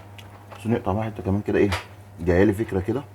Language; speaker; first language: Arabic; native; Arabic